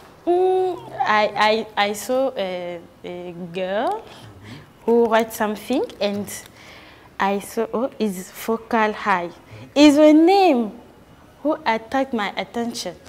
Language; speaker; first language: English; non-native, learner; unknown